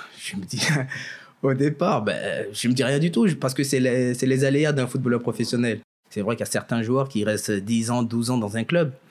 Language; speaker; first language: French; early bilingual, other home language; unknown